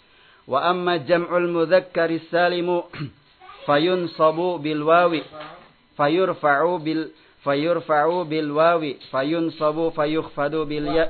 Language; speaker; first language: Arabic; non-native, learner; Indonesian